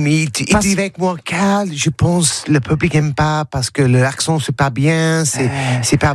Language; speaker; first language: French; non-native, learner; English